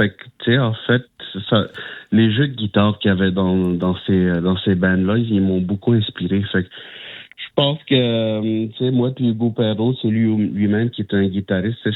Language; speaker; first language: French; non-native, local second language; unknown